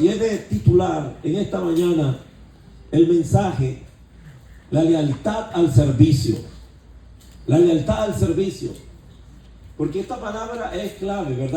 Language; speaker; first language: Spanish; native; Spanish